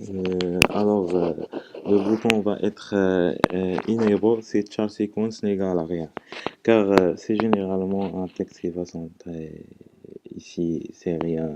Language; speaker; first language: French; non-native, local second language; Arabic